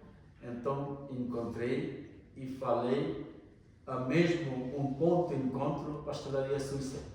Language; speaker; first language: Portuguese; non-native, learner; Bangla